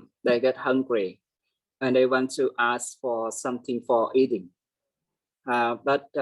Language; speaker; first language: English; non-native, learner; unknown